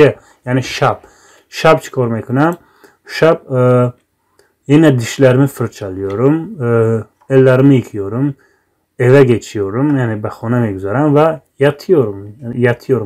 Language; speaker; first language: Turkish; non-native, fluent; Tajik